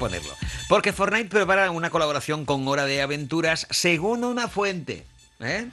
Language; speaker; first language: Spanish; native; Spanish